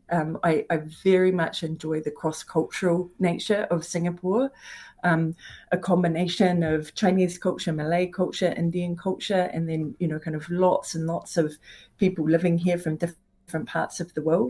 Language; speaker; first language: English; native; English